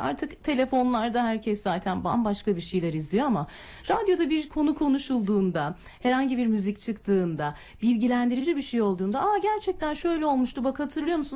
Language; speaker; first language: Turkish; native; Turkish